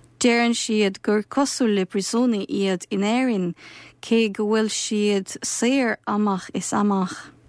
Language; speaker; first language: Irish; non-native, fluent; Ukrainian